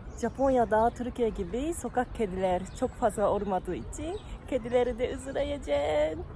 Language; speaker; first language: Turkish; non-native, learner; Japanese